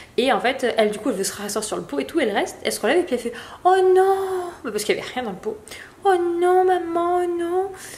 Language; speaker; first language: French; native; French